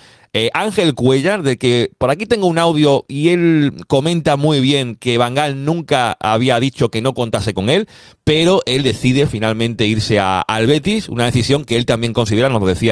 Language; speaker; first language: Spanish; native; Spanish